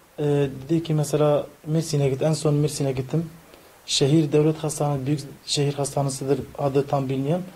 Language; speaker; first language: Turkish; early bilingual, other home language; Kurdish